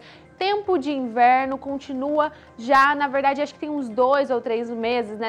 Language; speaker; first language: Portuguese; native; Portuguese